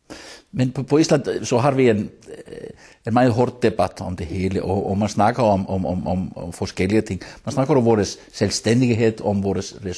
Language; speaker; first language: Danish; non-native, fluent; Icelandic